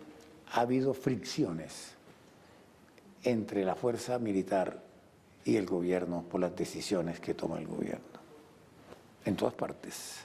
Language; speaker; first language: Spanish; native; Spanish